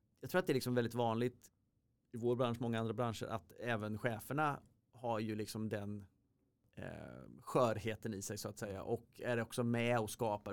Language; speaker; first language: Swedish; native; Swedish